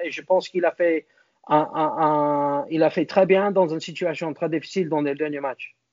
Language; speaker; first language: French; non-native, learner; English